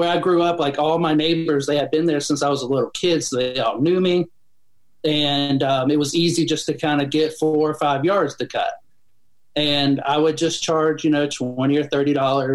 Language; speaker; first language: English; native; English